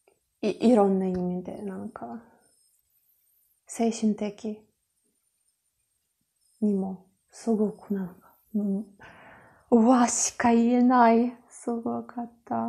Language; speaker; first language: Japanese; non-native, fluent; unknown